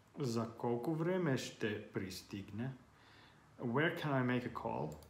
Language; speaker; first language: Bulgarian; non-native, learner; Finnish